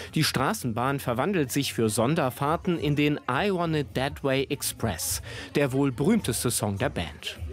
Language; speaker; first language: German; native; German